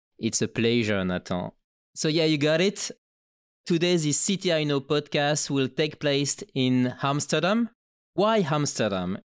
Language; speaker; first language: English; non-native, fluent; French